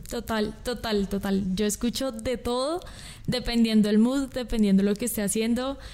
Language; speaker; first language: Spanish; native; Spanish